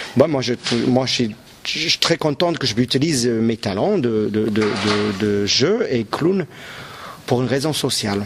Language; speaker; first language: French; non-native, local second language; English